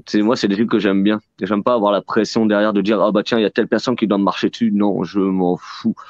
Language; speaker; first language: French; native; French